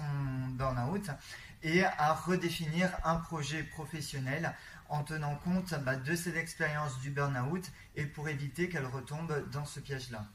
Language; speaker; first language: French; native; French